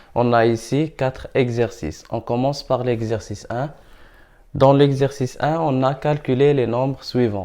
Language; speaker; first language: French; non-native, local second language; Arabic